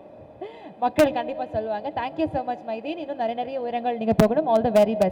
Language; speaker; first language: Tamil; native; Tamil